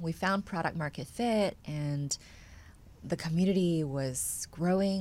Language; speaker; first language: English; non-native, fluent; Chinese